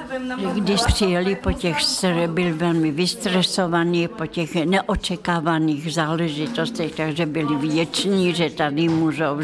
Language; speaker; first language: Czech; non-native, fluent; Russian